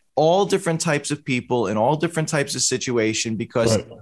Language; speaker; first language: English; native; English